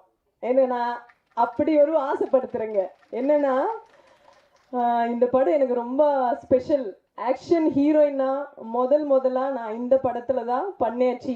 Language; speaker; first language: Tamil; non-native, fluent; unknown